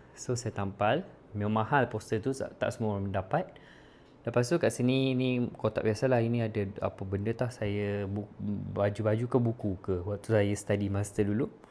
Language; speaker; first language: Malay; native; Malay